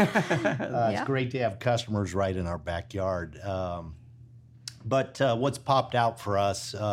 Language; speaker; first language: English; native; English